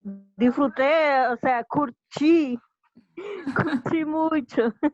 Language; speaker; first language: Portuguese; non-native, learner; Spanish